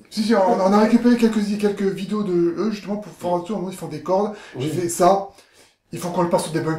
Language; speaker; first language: French; native; French